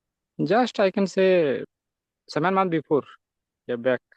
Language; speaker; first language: English; non-native, learner; Santali